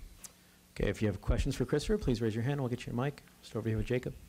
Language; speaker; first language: English; native; English